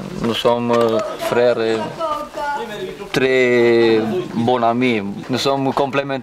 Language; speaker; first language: French; non-native, learner; Romanian